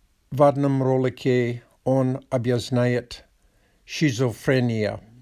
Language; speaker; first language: Russian; non-native, learner; English